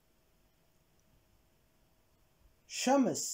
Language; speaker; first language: Arabic; non-native, local second language; Kurdish